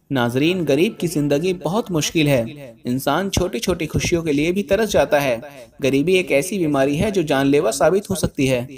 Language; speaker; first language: Urdu; native; Urdu